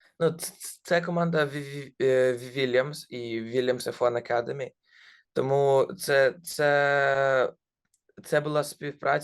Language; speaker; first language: Ukrainian; non-native, local second language; Russian